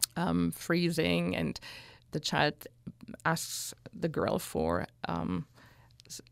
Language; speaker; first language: English; non-native, fluent; German